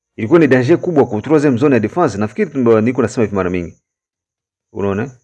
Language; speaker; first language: Swahili; native; Swahili